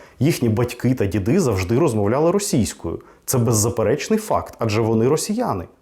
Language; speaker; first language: Ukrainian; non-native, local second language; Russian